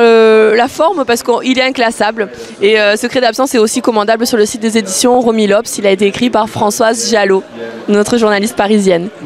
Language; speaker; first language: French; native; French